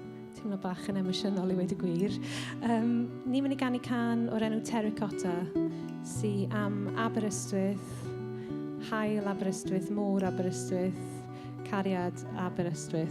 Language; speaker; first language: Welsh; native; Welsh